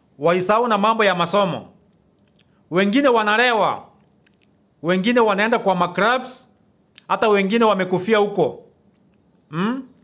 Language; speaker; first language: Swahili; non-native, local second language; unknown